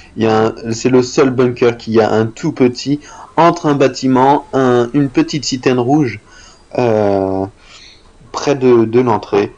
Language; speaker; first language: French; native; French